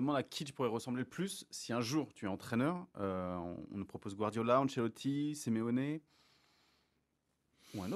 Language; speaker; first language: French; native; French